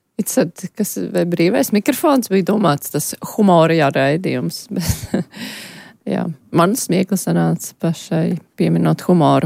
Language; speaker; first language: Latvian; native; Latvian